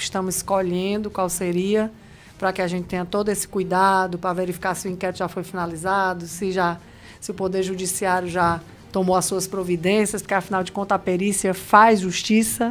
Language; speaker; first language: Portuguese; native; Portuguese